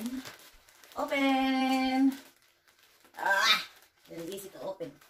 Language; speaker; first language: English; non-native, learner; Filipino